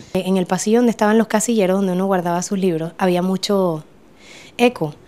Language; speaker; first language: Spanish; native; Spanish